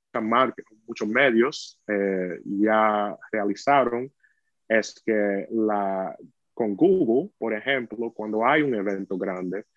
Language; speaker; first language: Spanish; early bilingual, heritage; Spanish